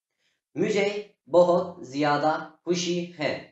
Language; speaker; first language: Hindi; non-native, learner; Turkish